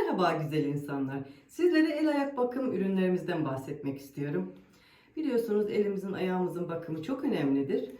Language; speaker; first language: Turkish; native; Turkish